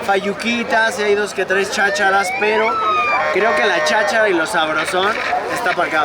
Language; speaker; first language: Spanish; native; Spanish